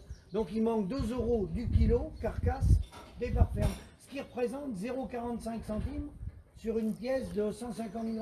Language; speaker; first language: French; native; French